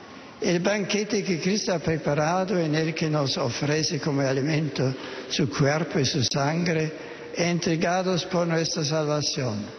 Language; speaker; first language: Spanish; non-native, fluent; German